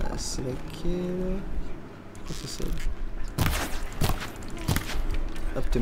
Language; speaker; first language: French; native; French